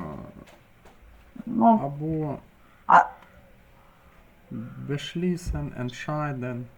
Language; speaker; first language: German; non-native, fluent; Ukrainian